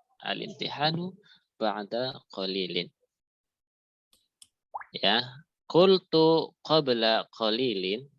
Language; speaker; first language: Arabic; non-native, fluent; Indonesian